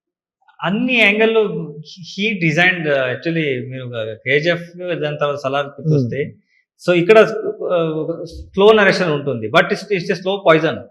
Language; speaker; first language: Telugu; non-native, local second language; Kannada